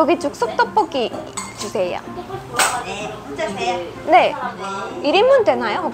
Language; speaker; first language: Korean; non-native, fluent; Japanese